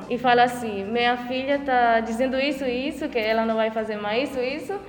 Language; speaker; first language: Portuguese; non-native, fluent; Spanish